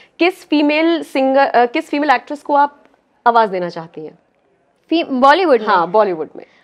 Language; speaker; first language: Hindi; native; Hindi